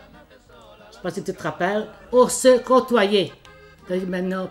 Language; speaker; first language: French; early bilingual, other home language; Italian